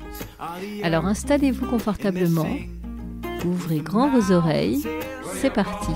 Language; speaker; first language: French; native; French